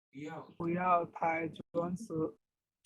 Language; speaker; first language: Chinese; non-native, learner; Bangla